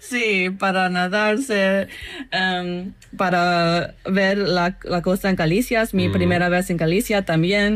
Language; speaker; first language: Spanish; non-native, learner; English